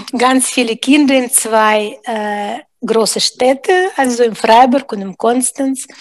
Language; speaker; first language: German; non-native, fluent; Russian